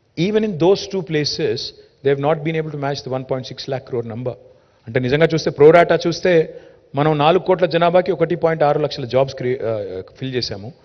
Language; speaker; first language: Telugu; native; Telugu